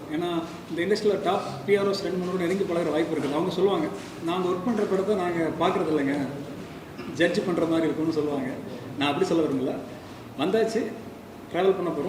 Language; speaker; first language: Tamil; native; Tamil